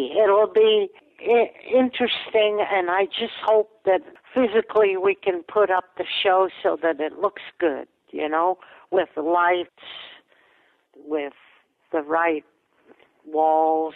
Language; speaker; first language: English; non-native, fluent; Latvian